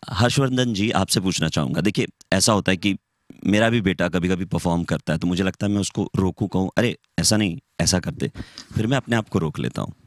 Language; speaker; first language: Hindi; native; Hindi